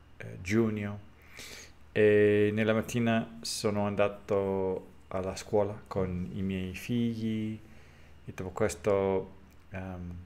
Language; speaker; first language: Italian; non-native, learner; English